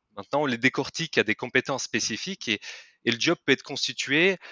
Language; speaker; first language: French; non-native, fluent; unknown